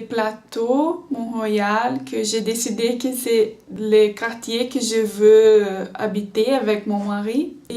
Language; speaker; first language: French; non-native, learner; Portuguese